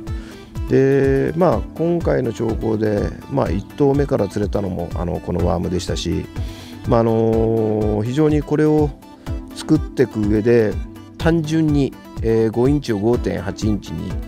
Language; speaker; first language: Japanese; native; Japanese